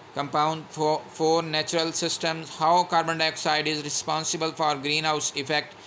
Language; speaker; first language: English; non-native, local second language; Urdu